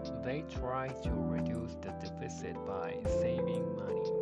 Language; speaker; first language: English; non-native, learner; Japanese